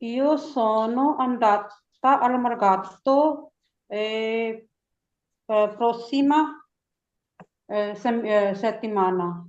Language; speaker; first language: Italian; non-native, learner; Urdu